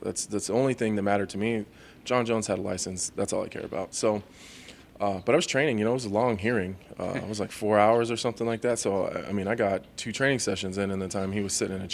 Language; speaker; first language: English; native; English